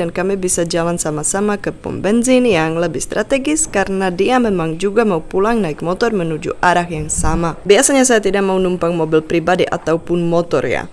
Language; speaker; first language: Indonesian; non-native, fluent; Czech